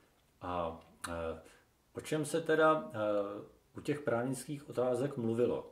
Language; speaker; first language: Czech; native; Czech